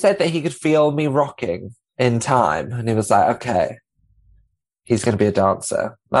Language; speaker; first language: English; native; English